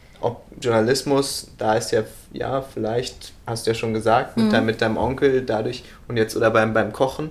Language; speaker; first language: German; native; German